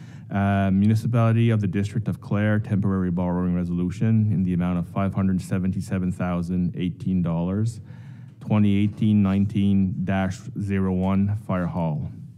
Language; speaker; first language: English; non-native, local second language; French